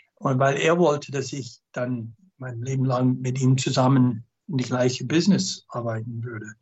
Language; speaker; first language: German; non-native, fluent; English